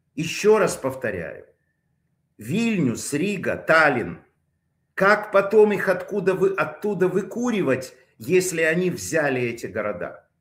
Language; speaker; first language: Russian; native; Russian